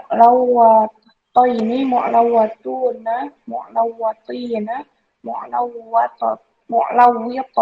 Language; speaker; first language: Arabic; non-native, learner; Indonesian